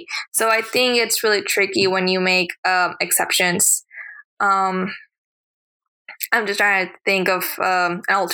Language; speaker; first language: English; early bilingual, other home language; Spanish